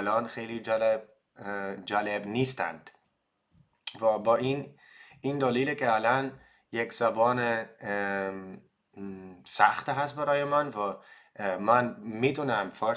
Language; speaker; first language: Persian; non-native, learner; Dutch